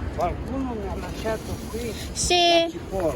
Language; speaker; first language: Italian; non-native, learner; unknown